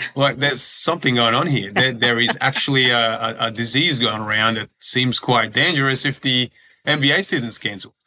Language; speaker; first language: English; early bilingual, other home language; Croatian